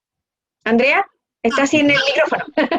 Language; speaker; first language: Spanish; native; Spanish